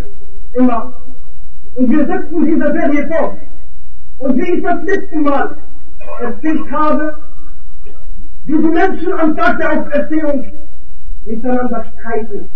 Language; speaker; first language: German; non-native, fluent; Arabic